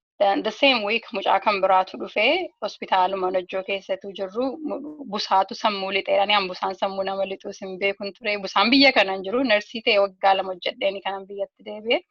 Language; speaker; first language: Oromo; native; Oromo